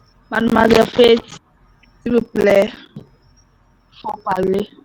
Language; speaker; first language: French; non-native, learner; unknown